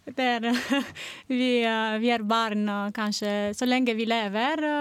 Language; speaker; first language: Norwegian; non-native, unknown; Romanian